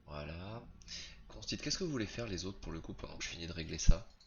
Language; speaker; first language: French; native; French